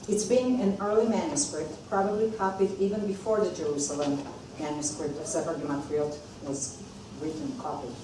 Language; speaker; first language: English; non-native, fluent; Hebrew